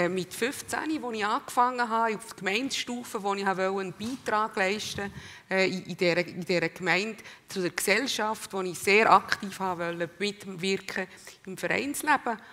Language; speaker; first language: German; native; German